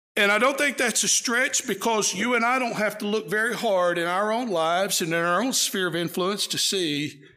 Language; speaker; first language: English; native; English